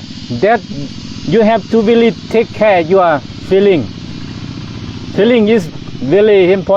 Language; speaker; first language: English; non-native, learner; Thai